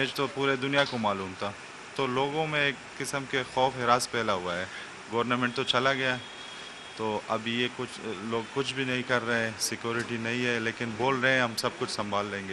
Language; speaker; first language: Hindi; non-native, fluent; Persian